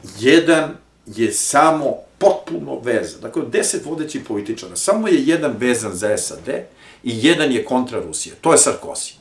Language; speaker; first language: Serbian; native; Serbian